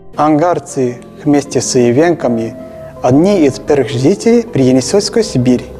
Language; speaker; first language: Russian; non-native, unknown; Japanese